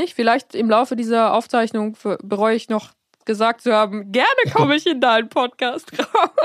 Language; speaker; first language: German; native; German